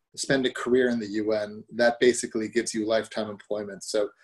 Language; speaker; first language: English; early bilingual, other home language; German